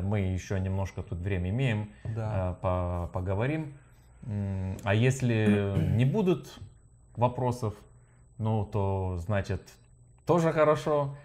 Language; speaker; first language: Russian; non-native, learner; Lithuanian